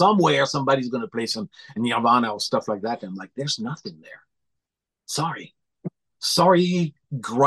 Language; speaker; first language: English; non-native, fluent; French